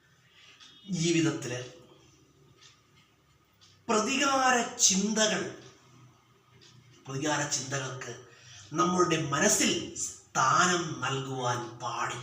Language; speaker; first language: Malayalam; native; Malayalam